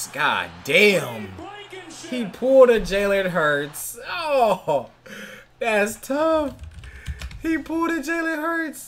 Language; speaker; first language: English; native; English